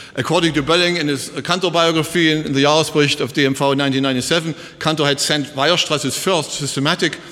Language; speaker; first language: English; non-native, fluent; German